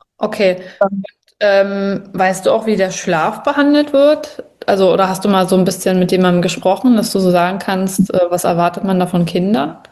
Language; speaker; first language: German; native; German